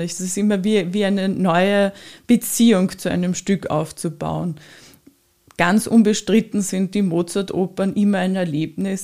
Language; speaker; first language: German; native; German